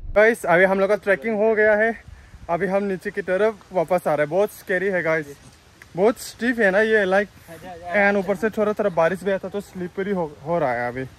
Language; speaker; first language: Hindi; non-native, local second language; Bodo